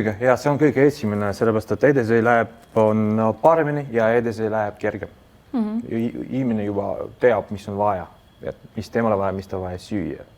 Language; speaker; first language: Estonian; non-native, local second language; Russian